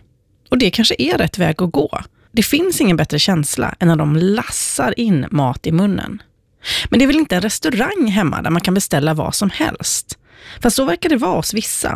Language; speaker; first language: Swedish; native; Swedish